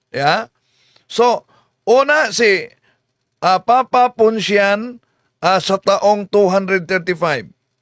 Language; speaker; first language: Filipino; non-native, local second language; Cebuano